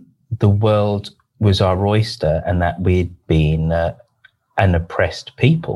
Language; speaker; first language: English; native; English